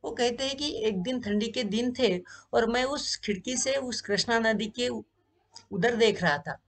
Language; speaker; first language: Hindi; non-native, local second language; Marathi